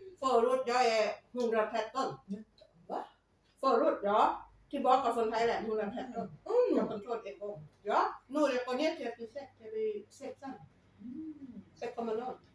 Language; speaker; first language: Swedish; non-native, learner; Thai